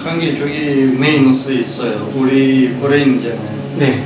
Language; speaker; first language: Korean; non-native, learner; Russian